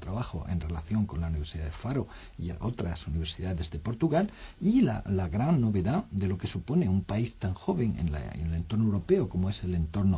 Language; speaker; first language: Spanish; native; Spanish